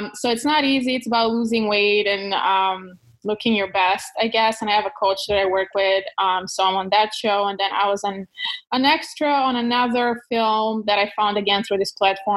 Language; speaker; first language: English; non-native, fluent; Bulgarian